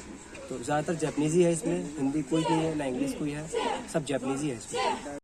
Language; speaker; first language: Hindi; native; Hindi